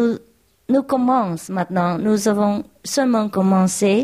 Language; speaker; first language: French; non-native, learner; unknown